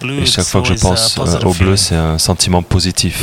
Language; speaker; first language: French; non-native, learner; English